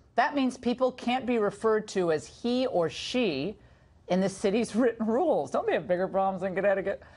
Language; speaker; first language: English; native; English